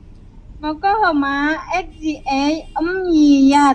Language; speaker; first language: Cantonese; non-native, learner; Indonesian